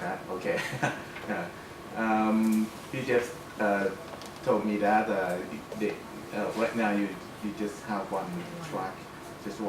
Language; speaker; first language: English; non-native, fluent; Thai